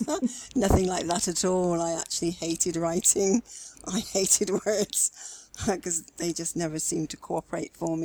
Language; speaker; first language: English; native; English